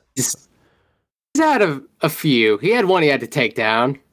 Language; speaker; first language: English; native; English